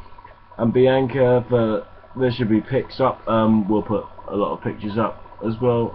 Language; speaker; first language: English; native; English